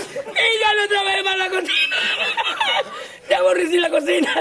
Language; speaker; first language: Spanish; native; Spanish